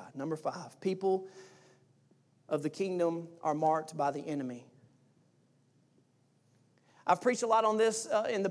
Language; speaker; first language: English; native; English